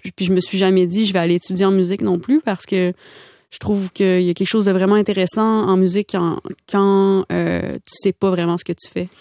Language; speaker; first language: French; native; French